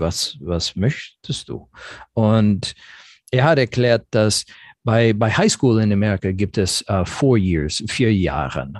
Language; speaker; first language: German; non-native, fluent; English